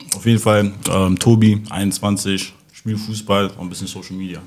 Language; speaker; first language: German; early bilingual, other home language; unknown